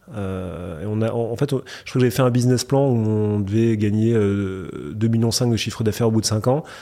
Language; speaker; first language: French; native; French